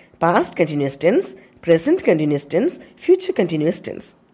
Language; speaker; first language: English; non-native, local second language; Tamil